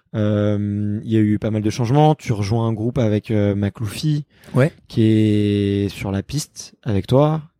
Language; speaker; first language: French; native; French